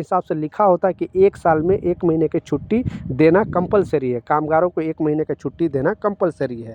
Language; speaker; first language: Hindi; native; Hindi